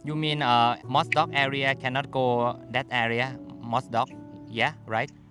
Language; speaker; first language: English; non-native, learner; Thai